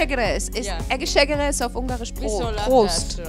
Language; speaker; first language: German; native; German